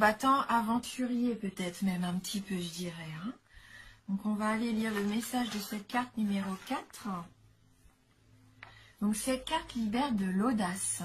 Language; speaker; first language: French; native; French